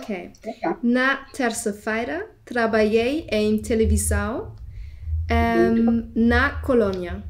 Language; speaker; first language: Portuguese; non-native, learner; German